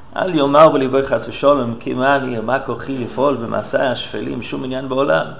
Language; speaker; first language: Hebrew; non-native, fluent; English